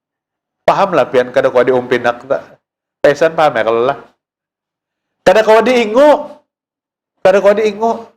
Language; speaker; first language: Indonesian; non-native, local second language; Banjar